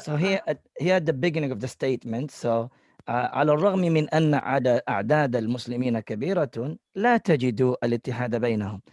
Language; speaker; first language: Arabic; non-native, fluent; English